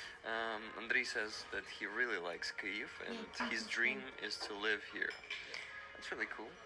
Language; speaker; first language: English; non-native, fluent; Ukrainian